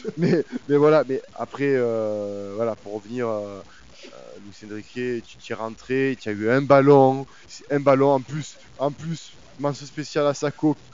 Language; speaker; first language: French; native; French